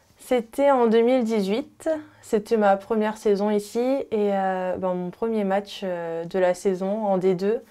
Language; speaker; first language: French; native; French